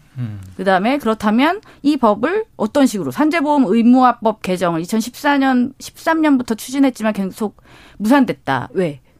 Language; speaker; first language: Korean; native; Korean